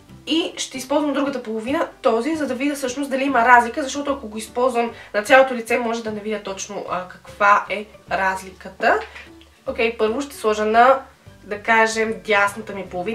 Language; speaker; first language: Bulgarian; native; Bulgarian